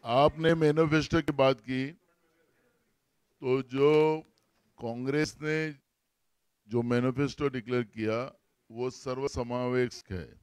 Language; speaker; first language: Hindi; non-native, local second language; Marathi